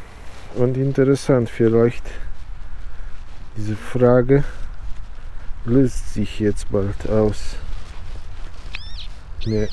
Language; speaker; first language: German; non-native, learner; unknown